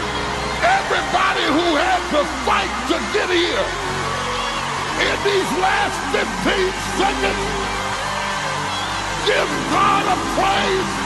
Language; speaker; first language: English; native; English